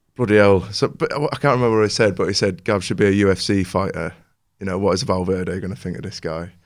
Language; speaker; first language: English; native; English